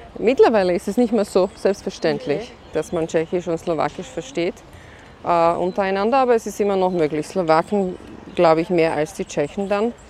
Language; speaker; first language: German; non-native, fluent; Slovak